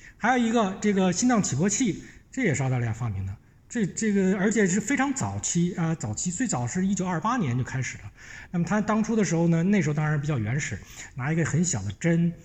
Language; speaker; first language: Chinese; native; Chinese